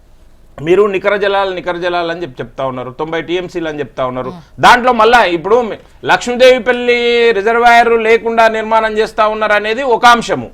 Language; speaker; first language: Telugu; native; Telugu